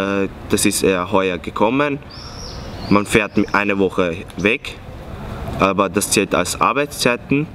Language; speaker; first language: German; non-native, fluent; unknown